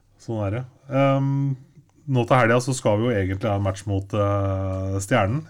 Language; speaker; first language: Norwegian; native; Norwegian